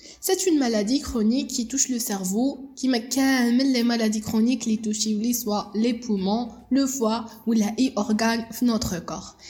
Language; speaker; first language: French; non-native, local second language; Arabic